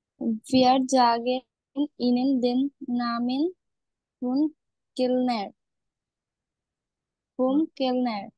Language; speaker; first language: German; non-native, learner; Bangla